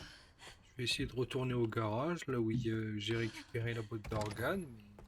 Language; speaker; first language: French; native; French